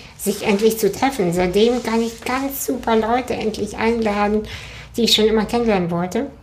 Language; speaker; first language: German; early bilingual, other home language; Russian